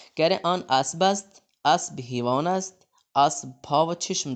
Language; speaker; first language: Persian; non-native, fluent; Urdu